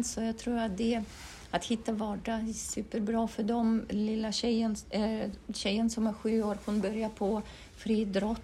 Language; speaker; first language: Swedish; non-native, fluent; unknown